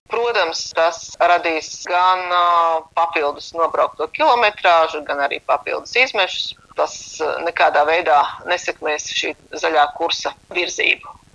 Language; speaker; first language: Latvian; native; Latvian